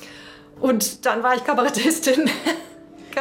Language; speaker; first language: German; native; German